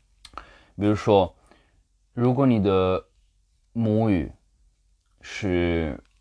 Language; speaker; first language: Chinese; non-native, learner; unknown